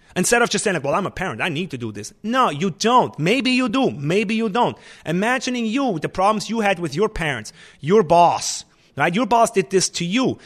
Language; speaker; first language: English; non-native, fluent; Swiss German